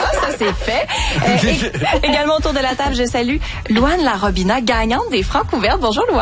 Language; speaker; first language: French; native; French